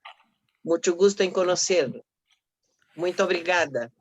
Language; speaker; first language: Spanish; non-native, fluent; Portuguese